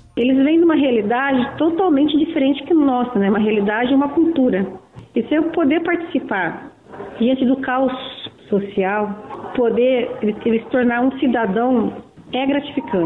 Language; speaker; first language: Portuguese; native; Portuguese